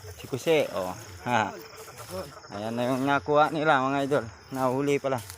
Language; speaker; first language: Filipino; native; Filipino